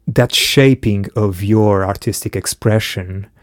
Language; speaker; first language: English; early bilingual, other home language; Portuguese